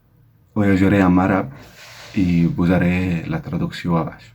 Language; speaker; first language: Catalan; non-native, fluent; Arabic